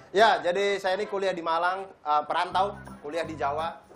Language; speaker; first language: Indonesian; native; Indonesian